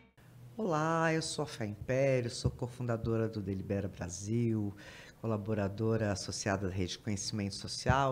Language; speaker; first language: Portuguese; native; Portuguese